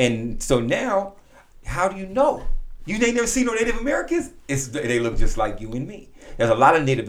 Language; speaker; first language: English; native; English